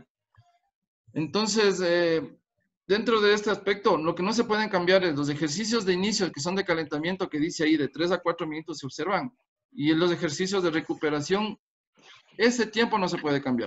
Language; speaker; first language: Spanish; native; Spanish